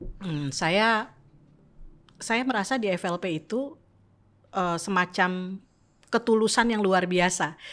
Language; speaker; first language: Indonesian; native; Indonesian